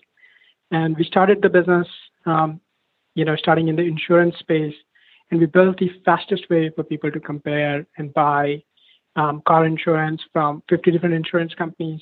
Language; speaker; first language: English; non-native, local second language; Hindi